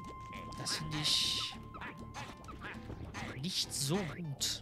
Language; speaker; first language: German; native; German